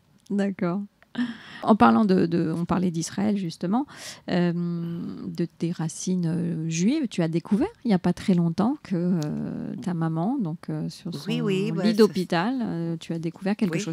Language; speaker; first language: French; native; French